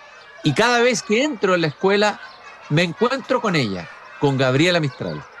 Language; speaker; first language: Spanish; native; Spanish